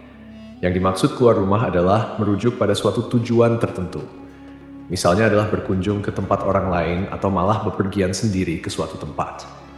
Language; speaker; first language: Indonesian; native; Indonesian